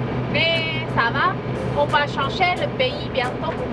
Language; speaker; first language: French; non-native, learner; Thai